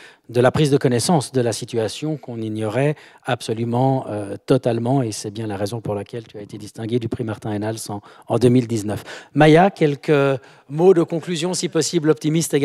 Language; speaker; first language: French; native; French